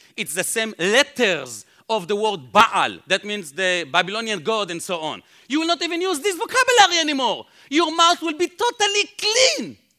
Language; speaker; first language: English; non-native, fluent; Hebrew